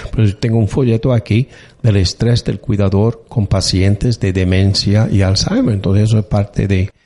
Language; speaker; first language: Spanish; non-native, fluent; English